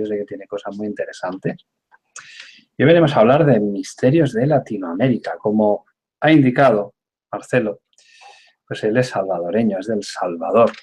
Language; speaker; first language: Spanish; native; Spanish